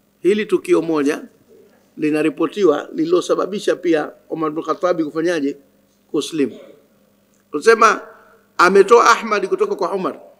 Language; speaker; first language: Swahili; native; Swahili